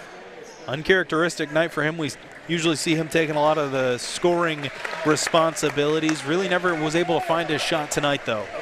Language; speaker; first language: English; native; English